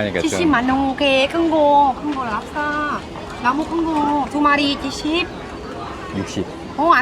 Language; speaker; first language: Korean; non-native, learner; Vietnamese